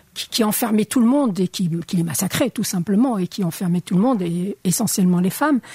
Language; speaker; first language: French; non-native, local second language; Arabic